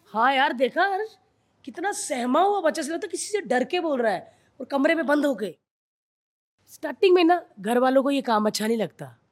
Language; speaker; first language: Hindi; native; Hindi